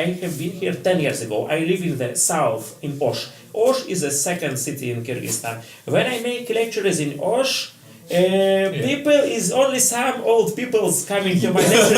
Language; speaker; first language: English; non-native, learner; Russian